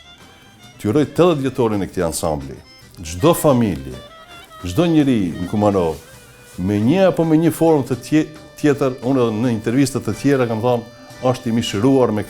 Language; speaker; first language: Albanian; native; Albanian